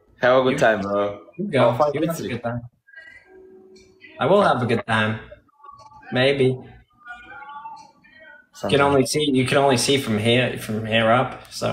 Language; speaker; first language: English; native; English